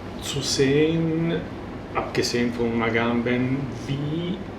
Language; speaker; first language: German; non-native, fluent; Italian